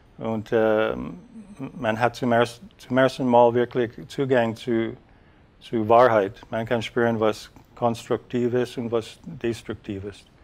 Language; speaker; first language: German; non-native, fluent; English